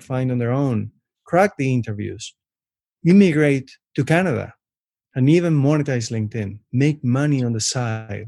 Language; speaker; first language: English; non-native, fluent; Spanish